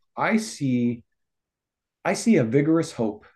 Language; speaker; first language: English; native; English